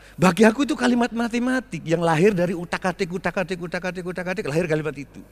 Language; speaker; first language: Indonesian; native; Indonesian